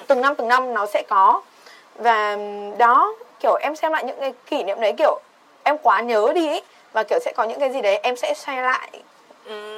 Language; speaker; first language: Vietnamese; native; Vietnamese